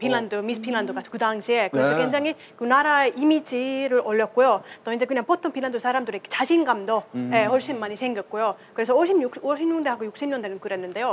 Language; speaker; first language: Korean; non-native, fluent; Finnish